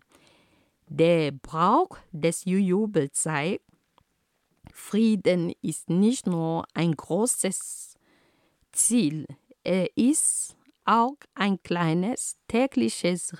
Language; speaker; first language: German; non-native, fluent; Ghomala